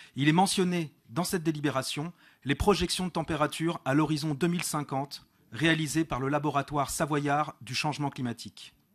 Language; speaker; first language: French; native; French